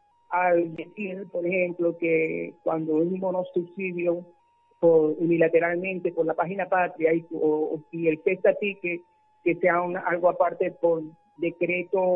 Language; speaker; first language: Spanish; native; Spanish